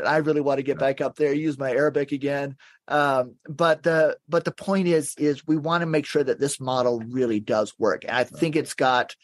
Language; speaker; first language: English; native; English